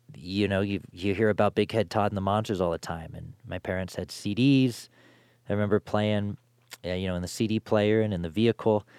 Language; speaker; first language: English; native; English